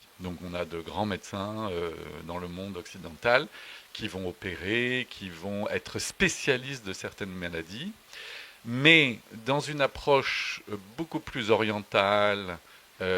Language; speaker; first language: French; native; French